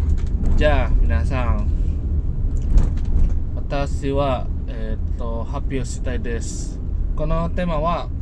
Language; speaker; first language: Japanese; non-native, learner; Indonesian